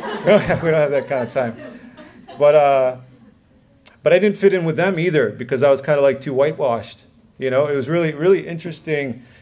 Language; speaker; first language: English; early bilingual, other home language; Assyrian Neo-Aramaic